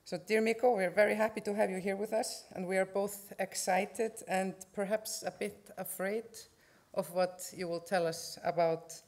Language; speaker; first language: English; non-native, fluent; Icelandic